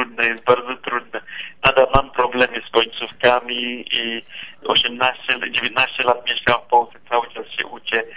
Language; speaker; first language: Polish; non-native, fluent; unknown